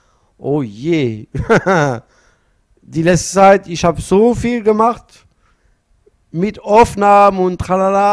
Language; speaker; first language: German; non-native, learner; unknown